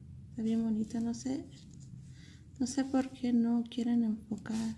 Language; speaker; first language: Spanish; early bilingual, heritage; Spanish